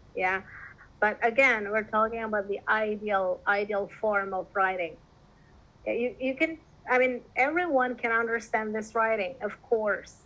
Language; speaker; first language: English; non-native, fluent; Indonesian